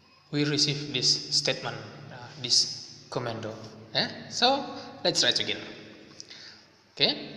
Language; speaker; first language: English; non-native, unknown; Indonesian